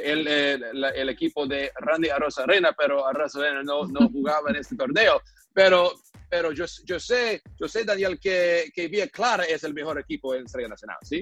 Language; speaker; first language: Spanish; non-native, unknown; English